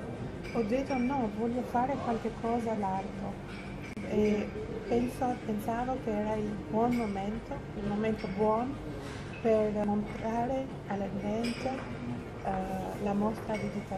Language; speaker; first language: Italian; non-native, fluent; Albanian